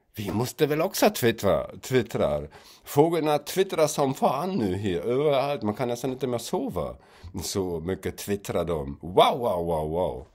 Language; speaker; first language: Swedish; non-native, fluent; German